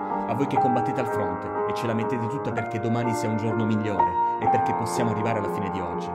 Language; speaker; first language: Italian; native; Italian